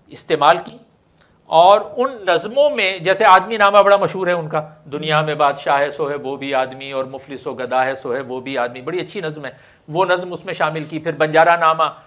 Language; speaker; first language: Urdu; native; Urdu